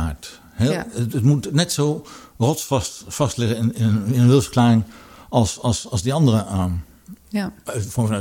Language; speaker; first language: Dutch; native; Dutch